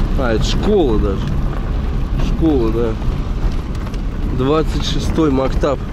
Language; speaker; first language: Russian; native; Russian